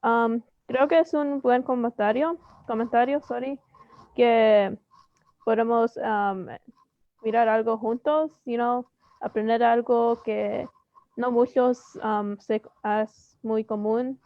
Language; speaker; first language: Spanish; early bilingual, heritage; Spanish